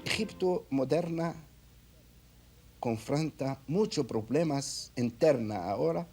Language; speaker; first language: Spanish; non-native, fluent; Arabic